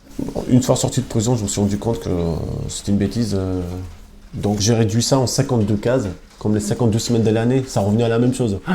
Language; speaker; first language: French; non-native, fluent; Albanian